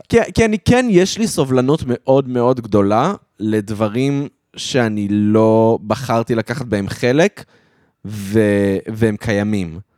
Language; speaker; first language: Hebrew; early bilingual, other home language; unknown